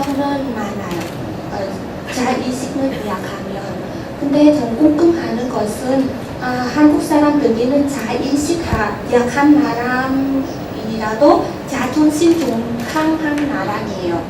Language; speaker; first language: Korean; non-native, learner; Vietnamese